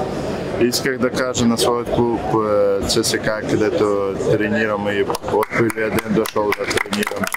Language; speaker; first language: Bulgarian; non-native, learner; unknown